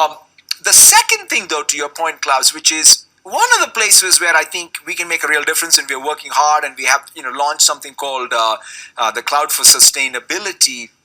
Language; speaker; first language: English; non-native, local second language; Telugu